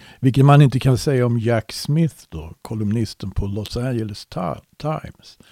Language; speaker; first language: Swedish; native; Swedish